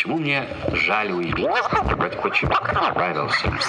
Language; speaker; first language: Russian; non-native, learner; Italian